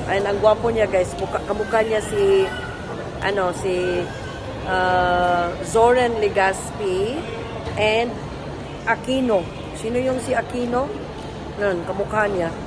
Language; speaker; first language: Filipino; native; Filipino